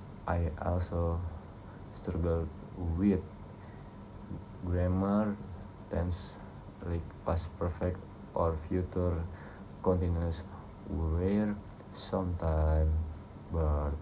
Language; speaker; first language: English; non-native, learner; Indonesian